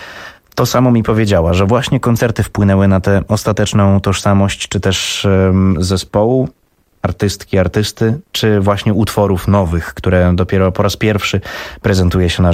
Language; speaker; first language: Polish; native; Polish